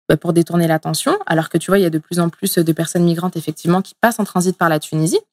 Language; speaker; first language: French; early bilingual, other home language; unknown